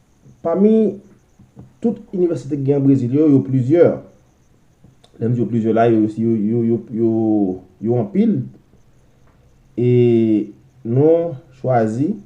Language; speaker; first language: French; non-native, local second language; Haitian Creole